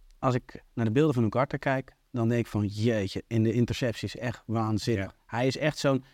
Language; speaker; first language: Dutch; native; Dutch